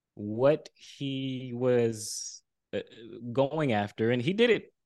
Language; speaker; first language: English; early bilingual, other home language; Haitian Creole